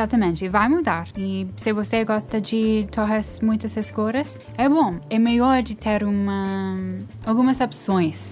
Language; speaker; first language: Portuguese; non-native, fluent; English